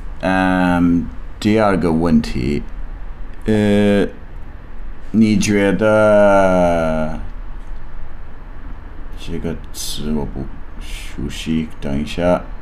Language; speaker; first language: Chinese; non-native, learner; English